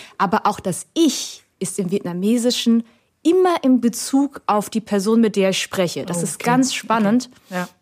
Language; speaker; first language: German; early bilingual, other home language; Vietnamese